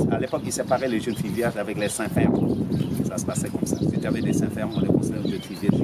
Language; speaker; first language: French; non-native, local second language; Wolof